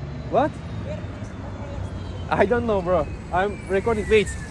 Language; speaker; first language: English; non-native, learner; Turkish